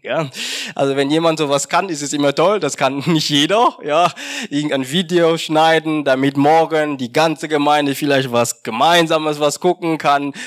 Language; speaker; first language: German; non-native, fluent; French